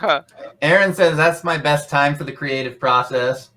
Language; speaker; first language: English; native; English